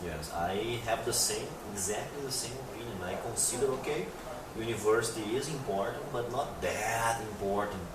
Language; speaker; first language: English; non-native, fluent; Portuguese